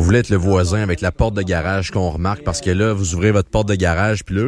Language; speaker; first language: French; native; French